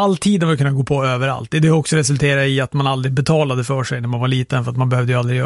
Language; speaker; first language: Swedish; native; Swedish